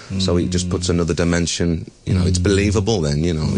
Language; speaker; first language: English; native; English